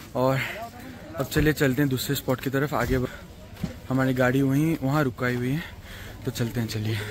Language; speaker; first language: Hindi; non-native, local second language; Assamese